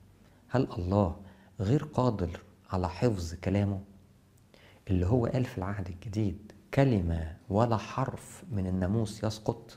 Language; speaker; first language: Arabic; native; Arabic